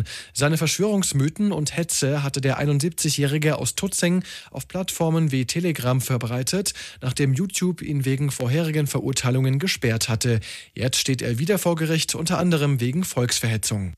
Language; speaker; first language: German; native; German